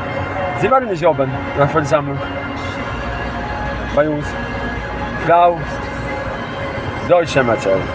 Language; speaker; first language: German; non-native, learner; Polish